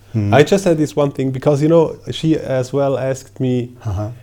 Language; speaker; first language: English; non-native, fluent; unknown